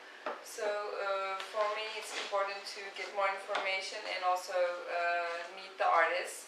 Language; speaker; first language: English; non-native, fluent; Turkish